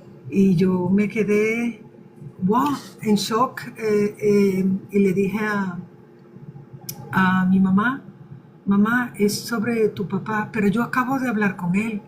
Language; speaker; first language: Spanish; early bilingual, other home language; Portuguese